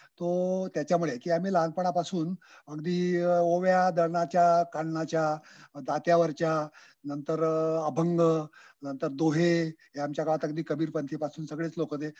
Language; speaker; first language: Marathi; native; Marathi